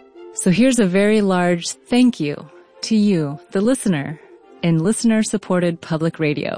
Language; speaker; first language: English; native; English